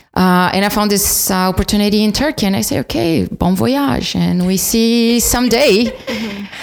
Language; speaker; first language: English; non-native, fluent; Portuguese